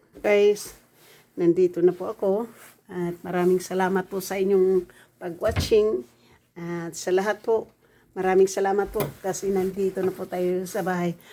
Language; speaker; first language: Filipino; non-native, local second language; Cebuano